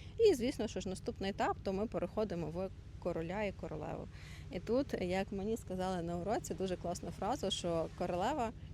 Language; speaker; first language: Ukrainian; non-native, local second language; Russian